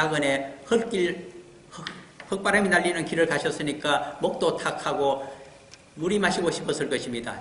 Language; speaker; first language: Korean; native; Korean